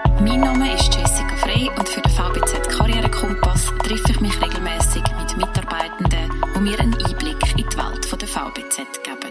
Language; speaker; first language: German; native; German